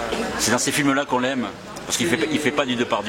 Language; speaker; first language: French; native; French